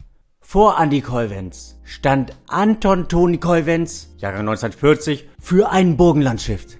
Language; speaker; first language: German; native; German